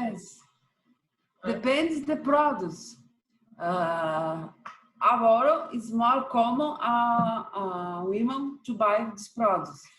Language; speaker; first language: English; non-native, learner; Portuguese